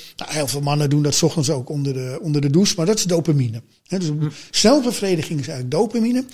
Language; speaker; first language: Dutch; native; Dutch